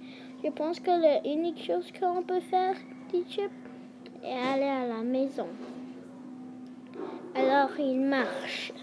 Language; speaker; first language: French; non-native, learner; English